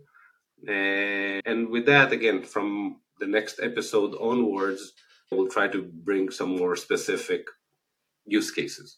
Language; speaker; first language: English; non-native, fluent; Hebrew